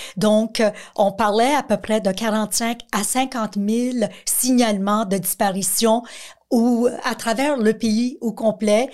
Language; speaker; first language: French; native; French